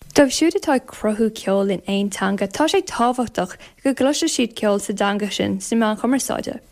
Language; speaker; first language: Irish; native; Irish